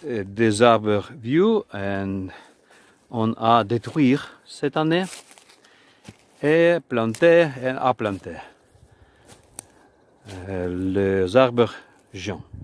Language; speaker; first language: French; non-native, learner; Ukrainian